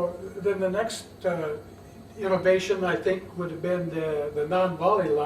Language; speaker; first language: English; native; English